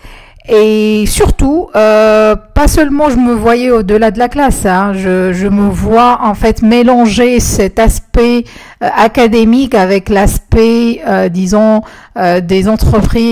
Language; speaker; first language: French; non-native, local second language; Arabic